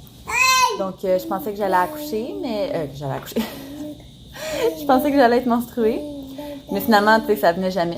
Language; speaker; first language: French; native; French